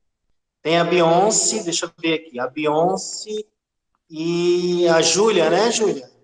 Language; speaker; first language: Portuguese; native; Portuguese